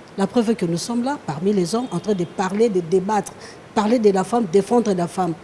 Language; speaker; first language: French; non-native, local second language; Lingala